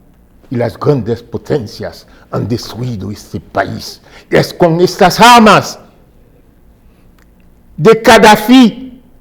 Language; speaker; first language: Spanish; non-native, fluent; Haitian Creole